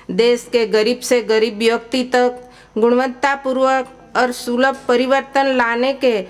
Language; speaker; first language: Hindi; non-native, local second language; Gujarati